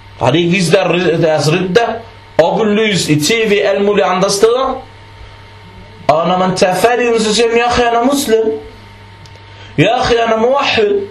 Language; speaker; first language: Danish; non-native, fluent; Arabic